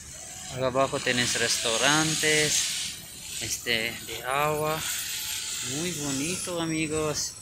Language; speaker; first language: Spanish; non-native, learner; Urdu